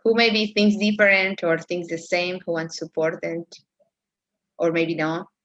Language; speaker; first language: English; non-native, fluent; Spanish